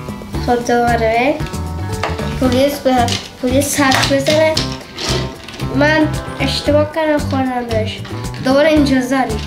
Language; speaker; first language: Persian; early bilingual, heritage; Persian